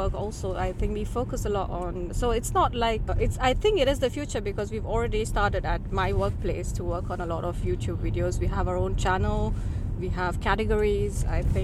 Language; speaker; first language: English; non-native, local second language; Tamil